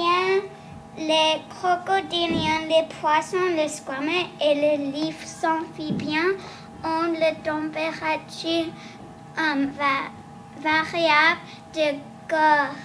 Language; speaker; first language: French; non-native, learner; English